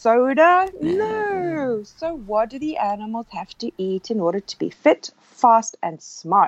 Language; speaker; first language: English; native; English